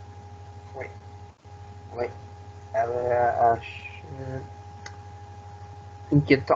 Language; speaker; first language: French; non-native, learner; Spanish